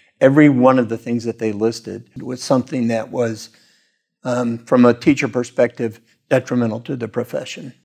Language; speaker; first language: English; native; English